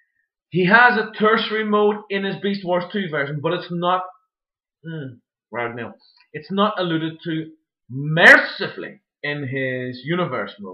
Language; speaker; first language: English; native; English